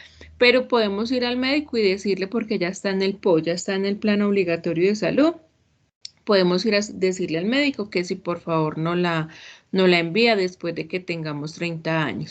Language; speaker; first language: Spanish; native; Spanish